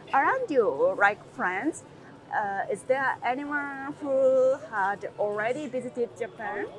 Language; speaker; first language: English; non-native, learner; Japanese